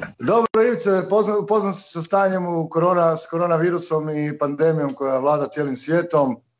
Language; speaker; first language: Croatian; native; Croatian